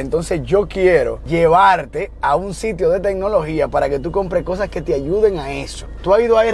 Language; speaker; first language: Spanish; native; Spanish